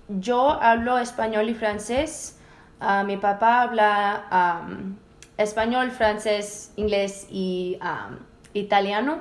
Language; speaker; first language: Spanish; early bilingual, heritage; Spanish